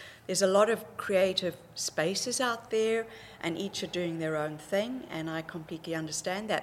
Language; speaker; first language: English; native; English